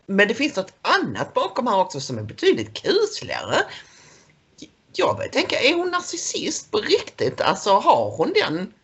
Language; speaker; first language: Swedish; native; Swedish